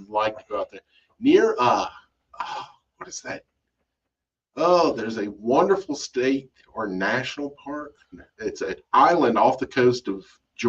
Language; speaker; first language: English; native; English